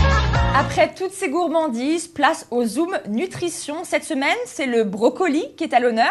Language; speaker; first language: French; native; French